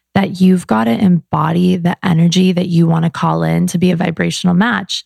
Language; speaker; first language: English; native; English